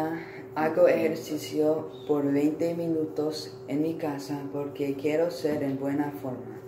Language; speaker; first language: Spanish; non-native, learner; English